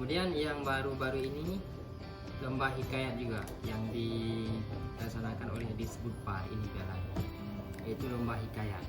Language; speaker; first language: Indonesian; non-native, local second language; Achinese